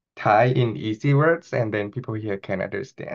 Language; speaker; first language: English; non-native, fluent; Thai